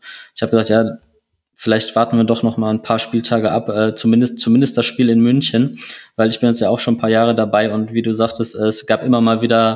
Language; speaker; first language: German; native; German